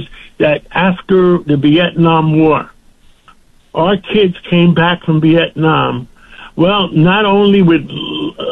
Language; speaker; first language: English; non-native, local second language; Greek